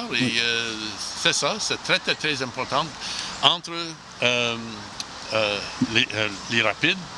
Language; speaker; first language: French; non-native, local second language; English